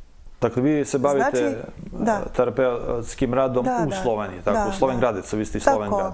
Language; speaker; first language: Serbian; native; Serbian